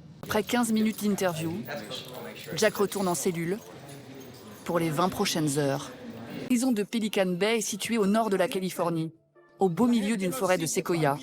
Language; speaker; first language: French; native; French